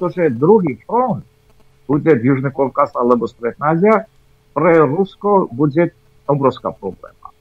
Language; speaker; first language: Czech; non-native, fluent; Armenian